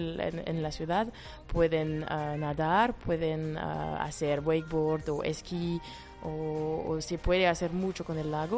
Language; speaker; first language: Spanish; non-native, fluent; French